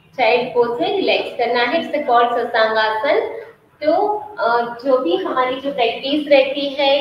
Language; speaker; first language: Hindi; non-native, local second language; Gujarati